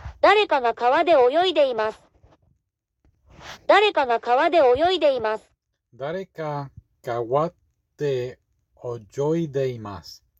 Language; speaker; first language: Japanese; non-native, learner; English